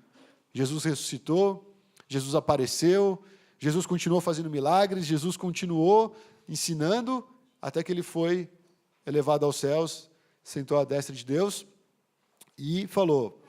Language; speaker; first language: Portuguese; native; Portuguese